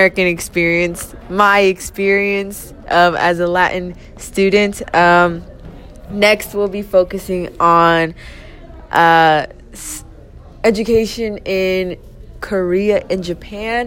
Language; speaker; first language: English; native; English